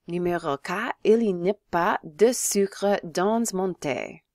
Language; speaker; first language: French; non-native, fluent; English